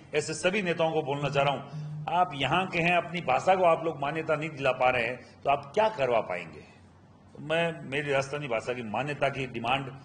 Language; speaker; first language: Hindi; non-native, local second language; Rajasthani